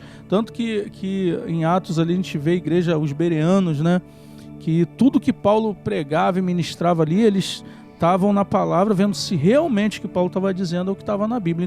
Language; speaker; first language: Portuguese; native; Portuguese